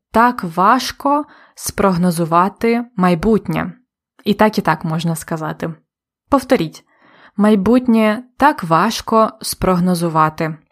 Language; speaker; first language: Ukrainian; native; Ukrainian